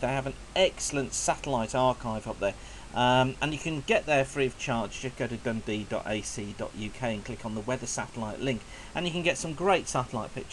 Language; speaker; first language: English; native; English